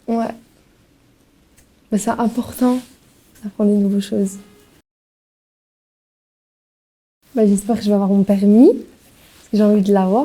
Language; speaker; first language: French; early bilingual, other home language; Albanian